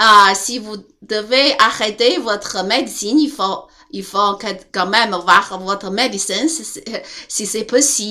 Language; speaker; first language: French; non-native, learner; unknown